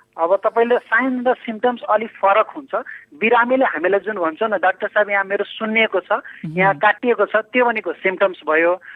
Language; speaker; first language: Nepali; non-native, local second language; Bhojpuri